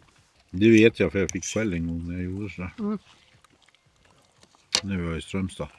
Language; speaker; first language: Swedish; native; Swedish